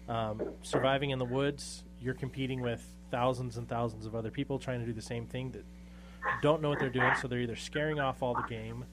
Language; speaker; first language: English; native; English